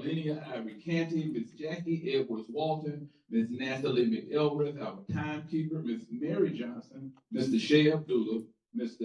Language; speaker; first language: English; native; English